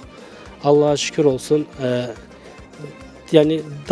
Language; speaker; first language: Turkish; early bilingual, heritage; Turkish